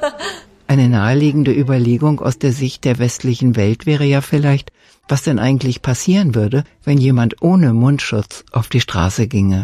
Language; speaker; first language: German; native; German